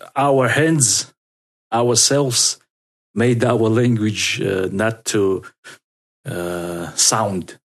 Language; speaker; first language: English; non-native, learner; Russian